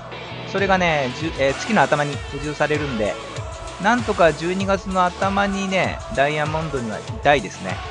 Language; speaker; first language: Japanese; native; Japanese